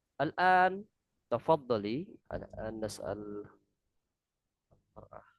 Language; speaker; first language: Arabic; non-native, fluent; Indonesian